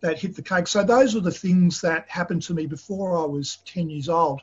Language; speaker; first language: English; native; English